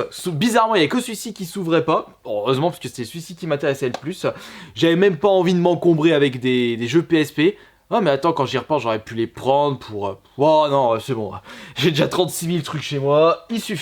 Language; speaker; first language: French; native; French